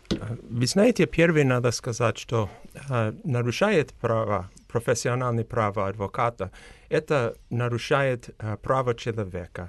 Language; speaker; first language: Russian; non-native, fluent; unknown